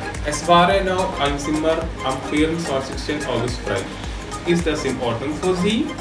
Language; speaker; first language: German; non-native, learner; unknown